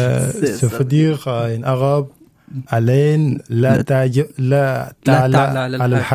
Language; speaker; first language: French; non-native, learner; Arabic